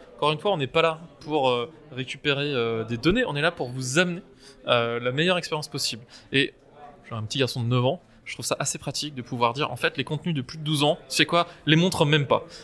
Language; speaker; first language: French; native; French